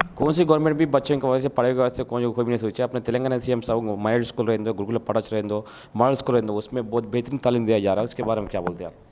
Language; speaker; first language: Hindi; non-native, local second language; Urdu